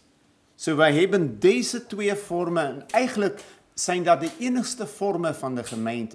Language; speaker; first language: Dutch; non-native, fluent; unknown